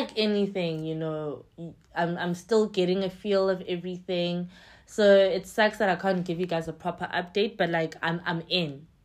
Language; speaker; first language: English; non-native, local second language; Xhosa